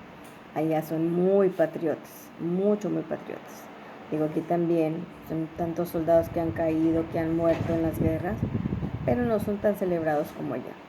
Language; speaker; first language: Spanish; native; Spanish